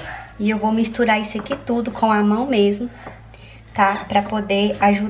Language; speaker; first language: Portuguese; native; Portuguese